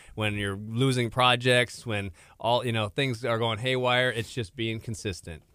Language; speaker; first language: English; native; English